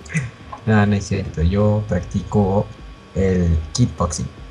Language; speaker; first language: Spanish; native; Spanish